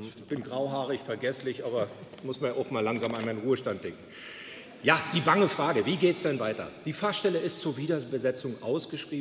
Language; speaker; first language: German; native; German